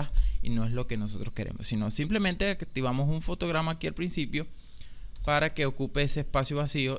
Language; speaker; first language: Spanish; native; Spanish